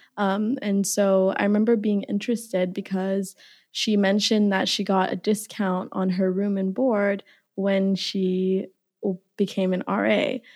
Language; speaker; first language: English; early bilingual, other home language; Somali